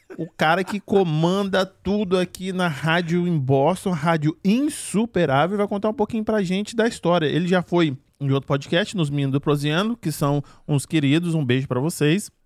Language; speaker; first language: Portuguese; native; Portuguese